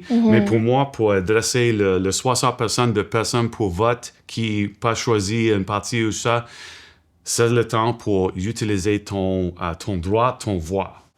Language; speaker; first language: French; non-native, local second language; English